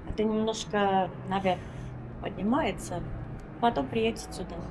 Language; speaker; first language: Russian; non-native, fluent; Armenian